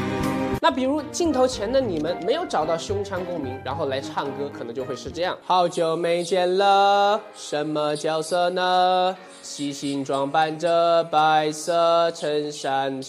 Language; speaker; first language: Chinese; native; Chinese